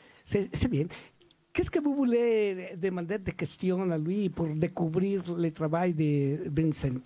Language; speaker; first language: French; non-native, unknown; Spanish